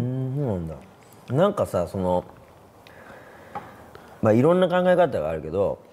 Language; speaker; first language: Japanese; native; Japanese